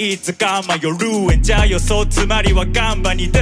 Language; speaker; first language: Chinese; non-native, fluent; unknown